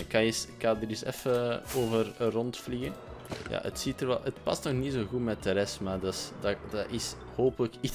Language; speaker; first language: Dutch; native; Dutch